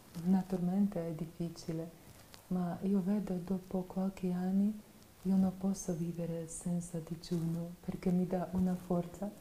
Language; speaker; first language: Italian; non-native, fluent; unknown